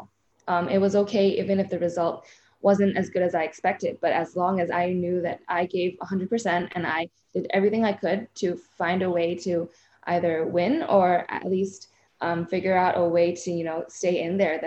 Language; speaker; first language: English; non-native, local second language; Cantonese